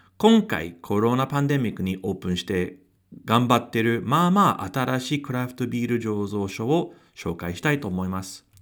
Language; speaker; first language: Japanese; non-native, fluent; English